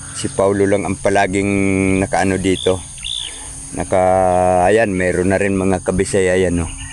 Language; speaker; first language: Filipino; non-native, local second language; Cebuano